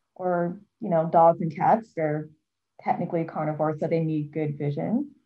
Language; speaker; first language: English; native; English